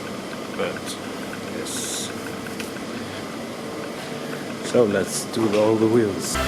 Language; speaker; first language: English; non-native, fluent; Icelandic